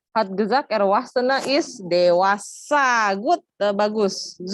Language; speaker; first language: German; non-native, learner; Indonesian